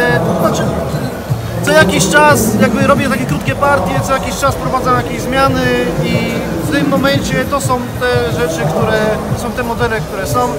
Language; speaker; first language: Polish; native; Polish